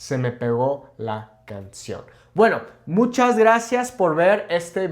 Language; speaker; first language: Spanish; non-native, fluent; English